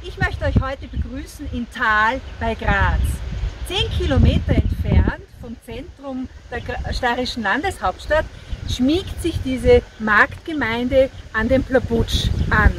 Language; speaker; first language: German; native; German